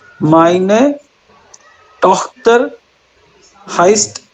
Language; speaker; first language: German; non-native, learner; Hindi